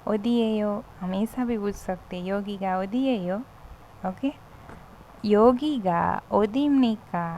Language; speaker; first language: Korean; non-native, fluent; Hindi